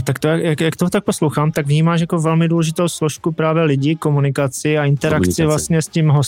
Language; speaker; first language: Czech; native; Czech